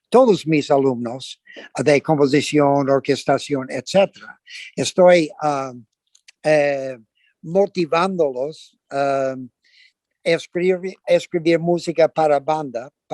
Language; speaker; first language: Spanish; non-native, fluent; English